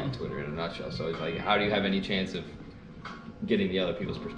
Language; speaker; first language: English; native; English